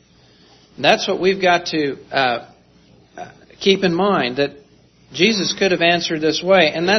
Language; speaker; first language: English; native; English